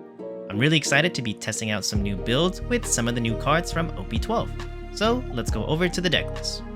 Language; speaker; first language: English; native; English